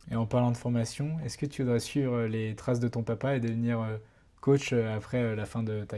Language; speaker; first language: French; native; French